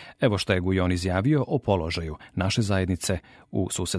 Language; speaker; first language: Serbian; native; Serbian